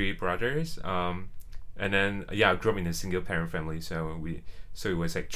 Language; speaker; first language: English; non-native, local second language; Chinese